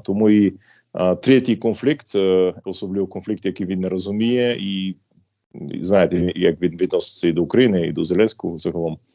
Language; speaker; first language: Ukrainian; non-native, fluent; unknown